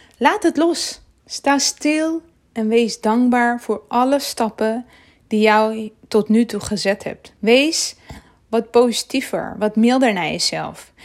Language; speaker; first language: Dutch; non-native, fluent; Armenian